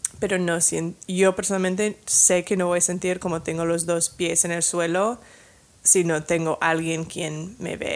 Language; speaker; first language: Spanish; non-native, fluent; English